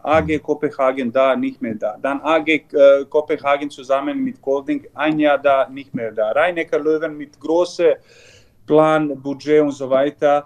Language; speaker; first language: German; non-native, learner; Serbian